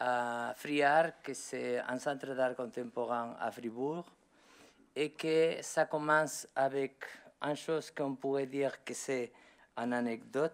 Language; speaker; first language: French; non-native, learner; Spanish